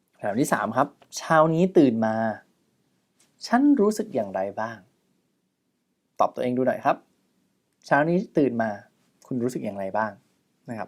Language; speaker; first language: Thai; native; Thai